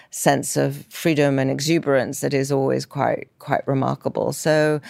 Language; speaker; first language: English; native; English